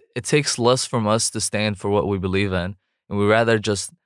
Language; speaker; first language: English; non-native, fluent; Arabic